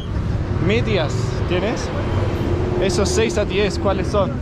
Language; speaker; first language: Spanish; non-native, learner; Danish